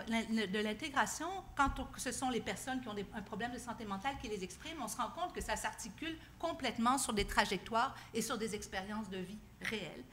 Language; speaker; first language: French; native; French